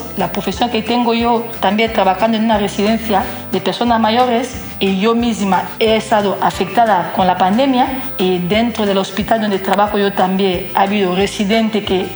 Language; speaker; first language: Spanish; non-native, fluent; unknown